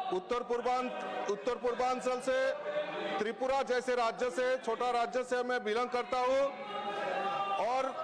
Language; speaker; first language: Hindi; non-native, local second language; Bangla